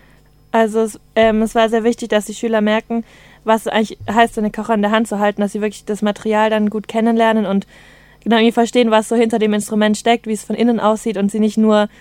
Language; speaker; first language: German; native; German